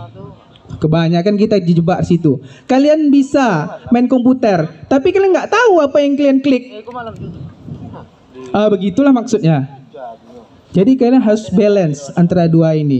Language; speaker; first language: Indonesian; native; Indonesian